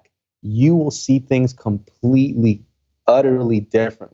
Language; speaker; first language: English; early bilingual, other home language; Spanish